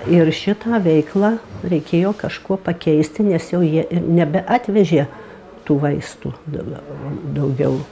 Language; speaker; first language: Lithuanian; native; Lithuanian